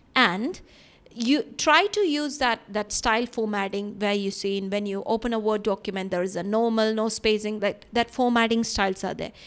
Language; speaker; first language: English; non-native, local second language; Malayalam